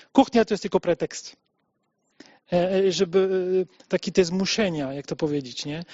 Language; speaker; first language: Polish; non-native, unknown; French